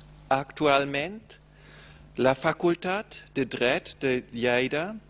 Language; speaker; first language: Catalan; non-native, learner; German